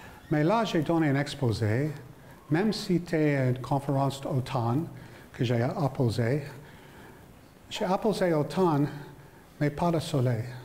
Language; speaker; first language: French; non-native, fluent; English